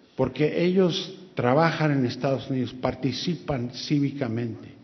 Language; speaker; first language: Spanish; early bilingual, other home language; English